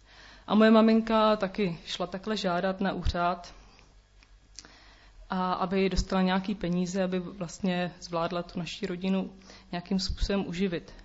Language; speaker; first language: Czech; native; Czech